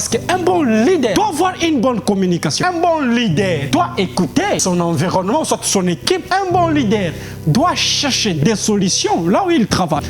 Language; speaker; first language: French; non-native, local second language; Lingala